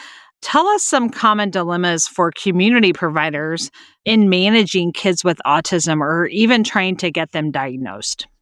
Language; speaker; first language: English; native; English